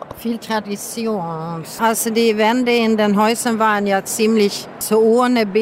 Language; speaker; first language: German; non-native, fluent; Swedish